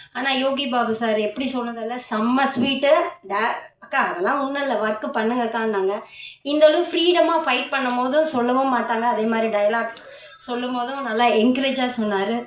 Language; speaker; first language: Tamil; native; Tamil